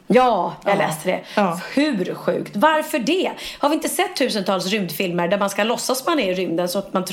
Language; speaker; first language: Swedish; native; Swedish